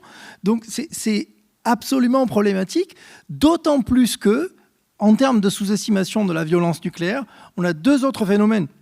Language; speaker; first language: French; native; French